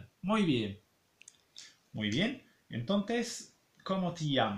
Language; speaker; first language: Spanish; non-native, fluent; Arabic